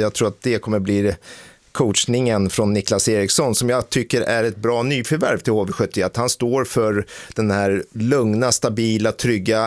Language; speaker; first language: Swedish; native; Swedish